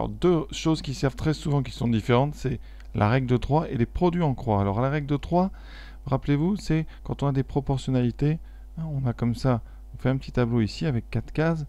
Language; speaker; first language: French; native; French